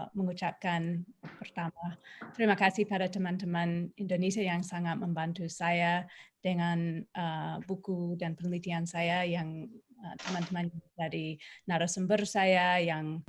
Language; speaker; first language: Indonesian; non-native, fluent; English